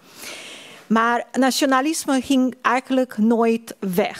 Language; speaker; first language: Dutch; non-native, fluent; Hungarian